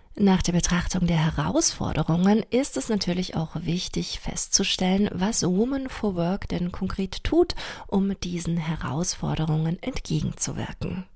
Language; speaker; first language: German; native; German